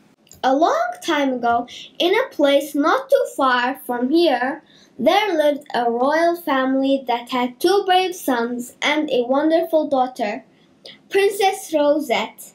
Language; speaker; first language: English; native; English